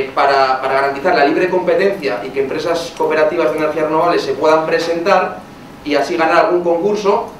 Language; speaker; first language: Spanish; native; Spanish